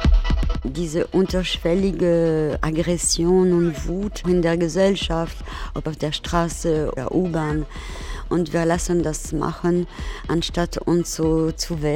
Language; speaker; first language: German; non-native, fluent; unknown